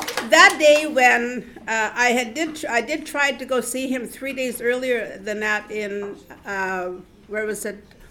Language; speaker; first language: English; native; English